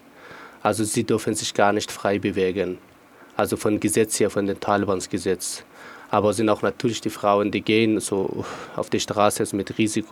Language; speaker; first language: German; non-native, fluent; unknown